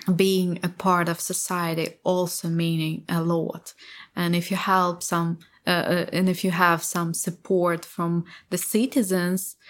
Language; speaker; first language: English; non-native, fluent; Ukrainian